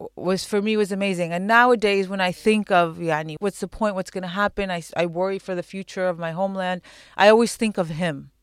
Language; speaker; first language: English; non-native, fluent; Arabic